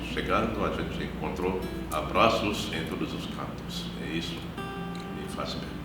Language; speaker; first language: Portuguese; non-native, fluent; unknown